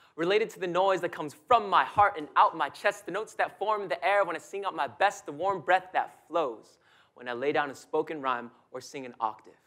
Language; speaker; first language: English; native; English